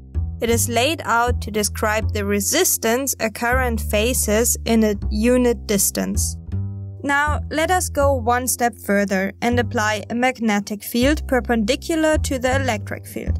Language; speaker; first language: English; non-native, fluent; German